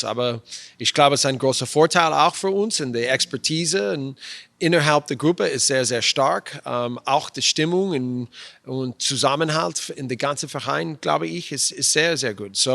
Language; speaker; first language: German; non-native, fluent; English